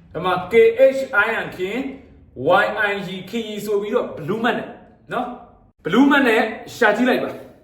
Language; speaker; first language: Burmese; native; Burmese